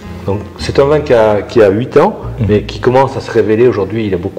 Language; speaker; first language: French; native; French